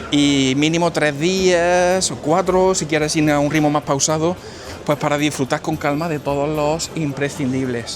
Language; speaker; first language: Spanish; native; Spanish